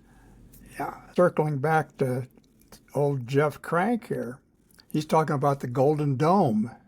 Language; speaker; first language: English; native; English